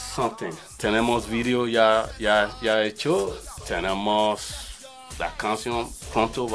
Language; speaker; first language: Spanish; non-native, learner; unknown